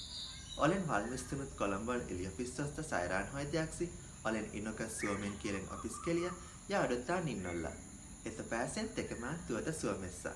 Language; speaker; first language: Finnish; non-native, learner; Sinhala